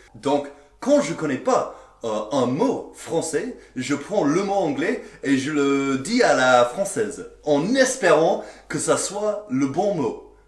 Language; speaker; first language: French; non-native, fluent; English